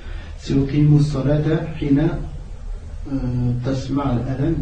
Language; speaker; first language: Arabic; non-native, learner; French